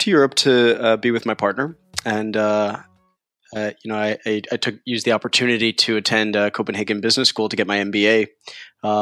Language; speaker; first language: English; early bilingual, other home language; Spanish